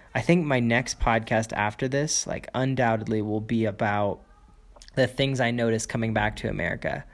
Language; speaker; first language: English; native; English